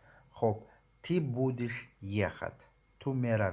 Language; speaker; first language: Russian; non-native, learner; Tajik